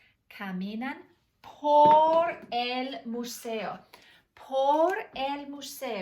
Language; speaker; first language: Spanish; non-native, fluent; English